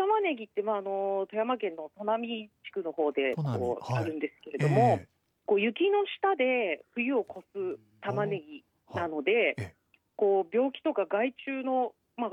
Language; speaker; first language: Japanese; native; Japanese